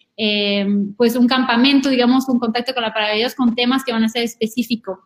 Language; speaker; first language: Spanish; non-native, fluent; French